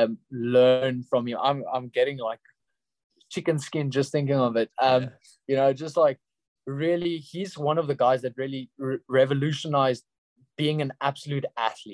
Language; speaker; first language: English; non-native, local second language; Afrikaans